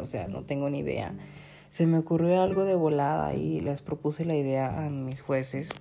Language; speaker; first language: Spanish; native; Spanish